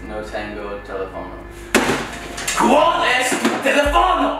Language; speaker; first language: Spanish; non-native, learner; English